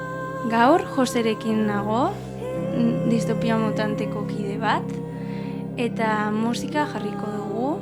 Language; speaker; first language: Basque; non-native, local second language; Spanish